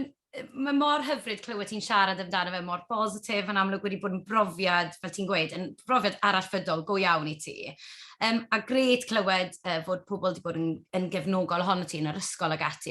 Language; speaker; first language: Welsh; native; Welsh